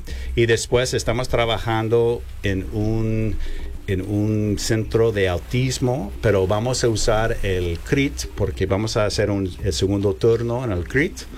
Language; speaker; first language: Spanish; non-native, fluent; English